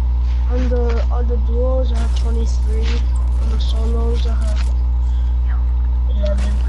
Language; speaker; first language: English; native; English